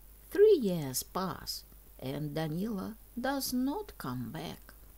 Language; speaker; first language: English; non-native, fluent; Russian